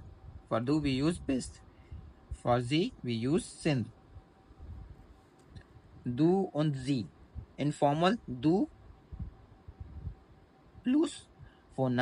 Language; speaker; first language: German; non-native, learner; Hindi